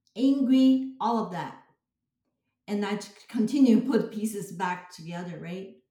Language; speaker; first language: English; non-native, fluent; Chinese